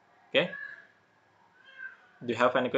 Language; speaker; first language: English; non-native, fluent; Indonesian